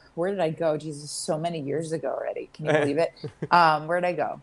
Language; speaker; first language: English; native; English